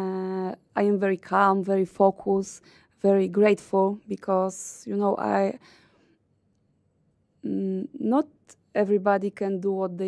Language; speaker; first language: English; non-native, learner; Polish